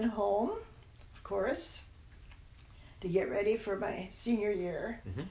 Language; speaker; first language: English; non-native, local second language; German